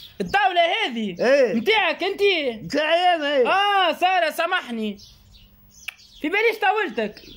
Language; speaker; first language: Arabic; native; Arabic